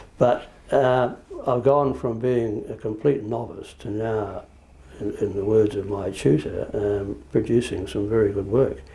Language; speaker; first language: English; native; English